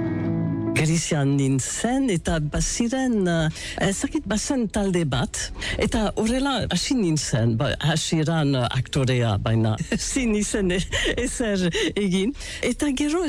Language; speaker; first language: Basque; non-native, local second language; English